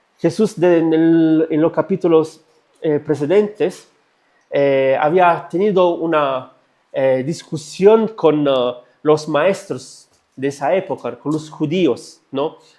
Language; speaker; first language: Spanish; non-native, fluent; Italian